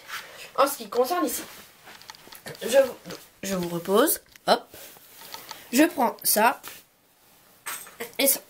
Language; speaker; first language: French; native; French